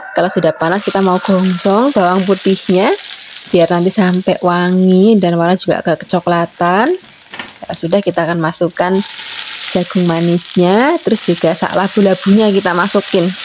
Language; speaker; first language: Indonesian; native; Indonesian